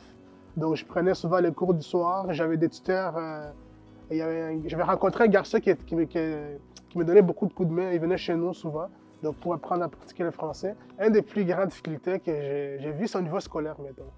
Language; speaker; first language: French; non-native, fluent; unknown